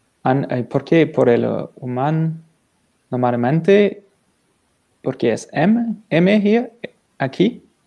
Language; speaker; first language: Spanish; non-native, learner; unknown